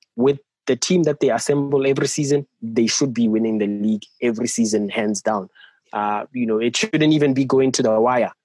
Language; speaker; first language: English; non-native, local second language; Southern Sotho